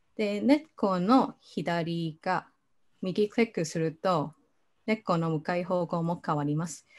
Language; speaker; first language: Japanese; non-native, fluent; Cantonese